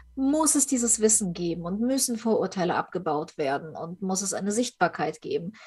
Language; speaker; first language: German; early bilingual, other home language; Ukrainian